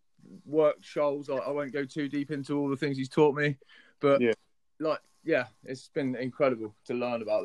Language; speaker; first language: English; native; English